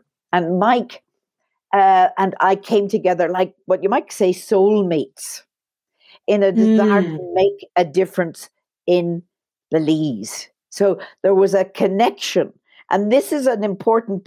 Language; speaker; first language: English; native; English